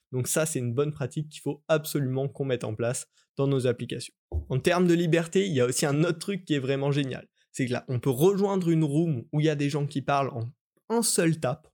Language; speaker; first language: French; native; French